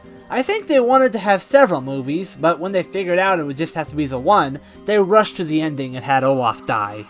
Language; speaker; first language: English; native; English